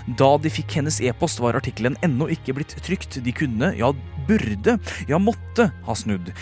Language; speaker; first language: Norwegian; native; Norwegian